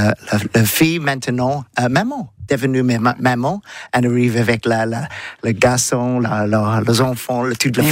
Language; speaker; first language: French; non-native, learner; English